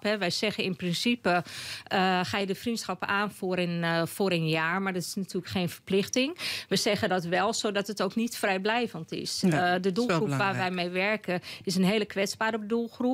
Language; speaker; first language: Dutch; native; Dutch